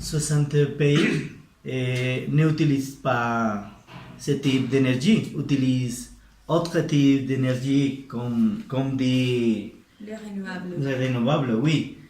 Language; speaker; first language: French; non-native, learner; Spanish